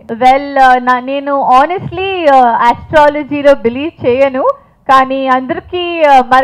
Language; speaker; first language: Telugu; non-native, fluent; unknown